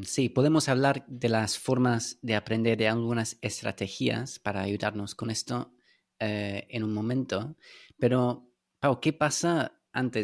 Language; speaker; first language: Spanish; non-native, fluent; English